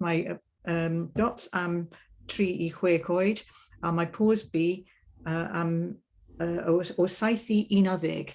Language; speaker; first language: Welsh; non-native, learner; English